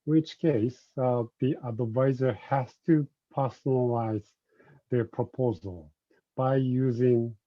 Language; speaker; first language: English; non-native, fluent; Japanese